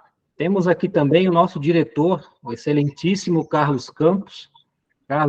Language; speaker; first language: Portuguese; native; Portuguese